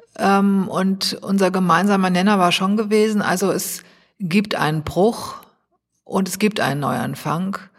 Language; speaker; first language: German; native; German